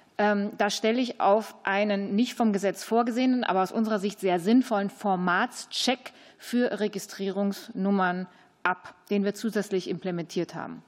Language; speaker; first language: German; native; German